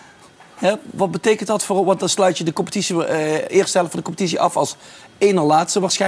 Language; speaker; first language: Dutch; native; Dutch